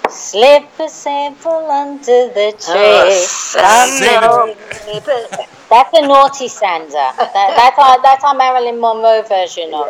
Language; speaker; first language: English; native; English